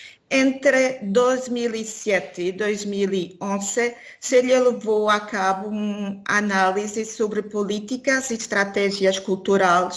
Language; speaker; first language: Spanish; non-native, learner; Portuguese